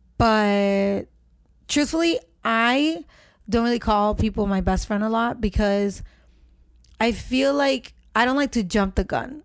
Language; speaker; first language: English; early bilingual, other home language; Spanish